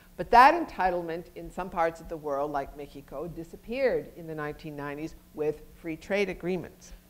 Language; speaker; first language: English; native; English